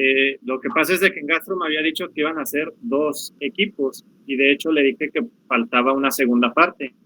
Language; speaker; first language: Spanish; native; Spanish